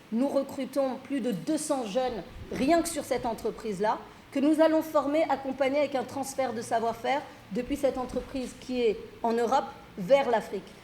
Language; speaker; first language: French; early bilingual, other home language; Fula